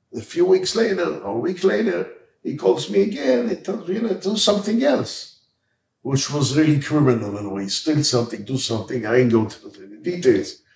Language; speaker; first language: English; early bilingual, other home language; Hebrew